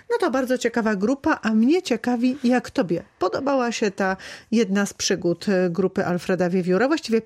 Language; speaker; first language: Polish; native; Polish